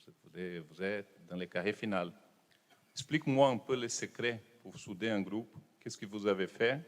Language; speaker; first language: French; non-native, fluent; Portuguese